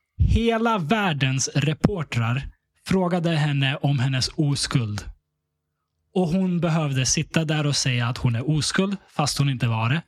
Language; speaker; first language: Swedish; early bilingual, other home language; Russian